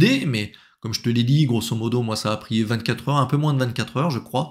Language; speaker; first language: French; native; French